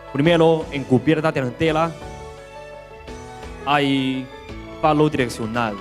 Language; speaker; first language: Spanish; non-native, learner; Chinese